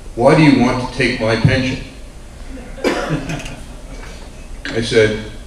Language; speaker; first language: English; native; English